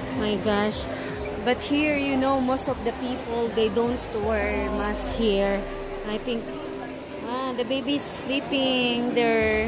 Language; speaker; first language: English; non-native, local second language; Filipino